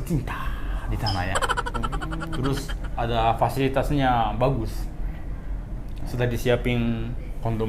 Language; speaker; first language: Indonesian; non-native, fluent; Japanese